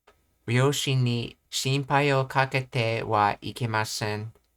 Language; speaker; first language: Japanese; non-native, learner; English